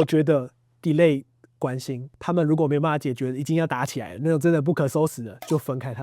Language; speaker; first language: Chinese; native; Chinese